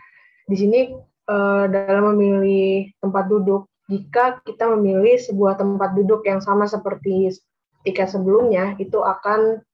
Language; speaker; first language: Indonesian; native; Indonesian